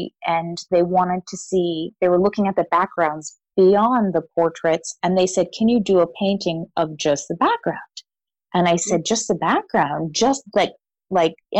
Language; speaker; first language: English; native; English